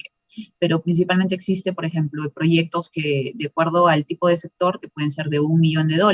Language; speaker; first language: Spanish; native; Spanish